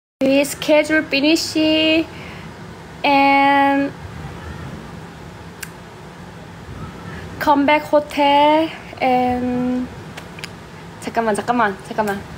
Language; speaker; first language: English; non-native, learner; Thai